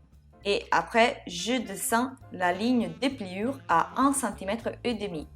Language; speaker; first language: French; non-native, fluent; Italian